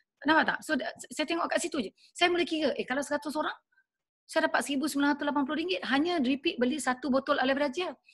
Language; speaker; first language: Malay; native; Malay